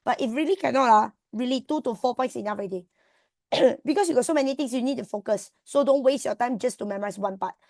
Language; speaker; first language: English; non-native, local second language; Malay